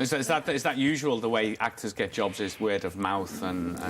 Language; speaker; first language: English; native; English